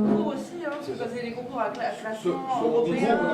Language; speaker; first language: French; native; French